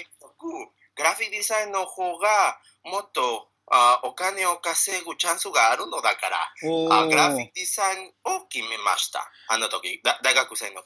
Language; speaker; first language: Japanese; non-native, learner; Spanish